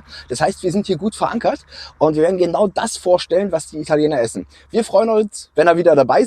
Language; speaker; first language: German; native; German